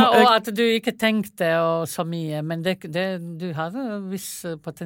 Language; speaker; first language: Norwegian; non-native, fluent; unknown